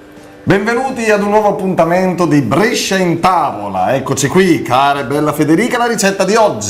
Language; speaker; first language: Italian; native; Italian